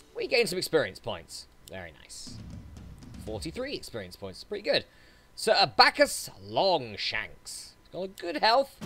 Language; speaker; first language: English; native; English